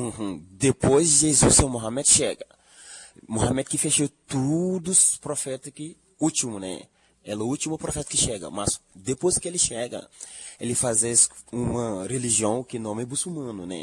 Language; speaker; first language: Portuguese; non-native, learner; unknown